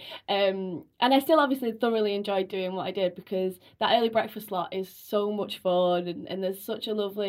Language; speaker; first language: English; native; English